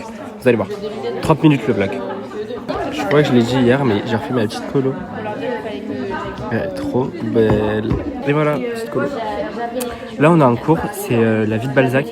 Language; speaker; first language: French; native; French